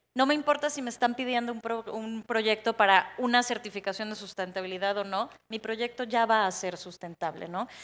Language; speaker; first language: Spanish; native; Spanish